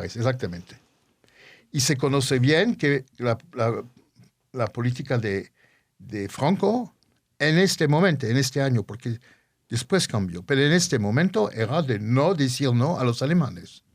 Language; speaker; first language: Spanish; early bilingual, heritage; Ladino